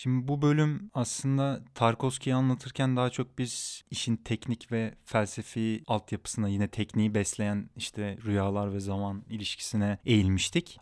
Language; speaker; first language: Turkish; native; Turkish